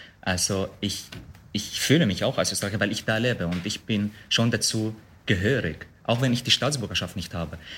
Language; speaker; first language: German; non-native, fluent; Arabic